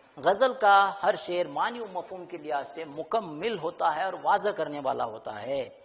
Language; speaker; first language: Urdu; native; Urdu